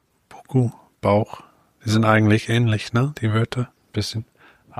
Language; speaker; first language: German; non-native, fluent; English